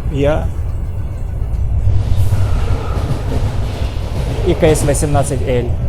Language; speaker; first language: Russian; native; Russian